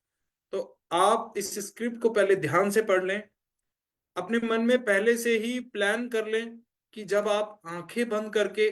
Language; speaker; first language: Hindi; native; Hindi